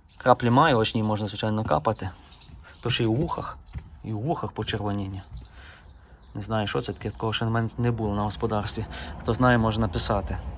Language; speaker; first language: Ukrainian; native; Ukrainian